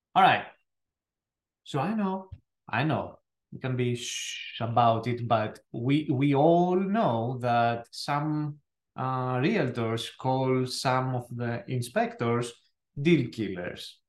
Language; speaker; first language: English; non-native, fluent; Greek